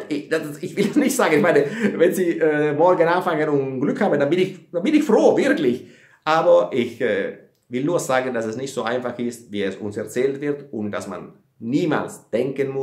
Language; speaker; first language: German; non-native, fluent; Italian